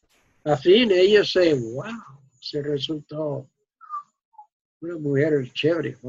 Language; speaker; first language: Spanish; non-native, fluent; English